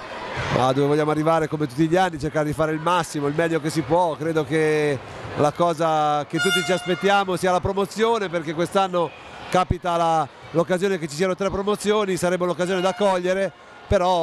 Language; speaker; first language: Italian; native; Italian